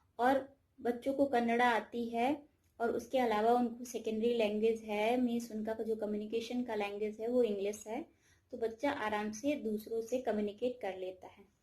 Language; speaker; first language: Hindi; native; Hindi